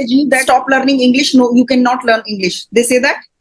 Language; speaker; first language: English; non-native, fluent; Hindi